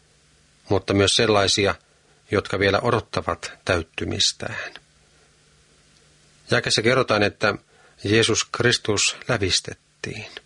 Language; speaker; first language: Finnish; native; Finnish